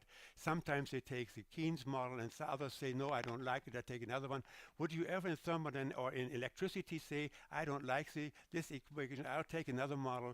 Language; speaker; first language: English; non-native, fluent; German